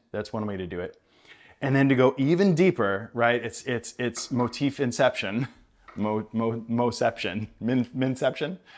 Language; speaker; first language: English; native; English